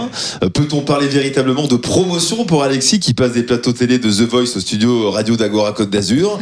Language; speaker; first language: French; native; French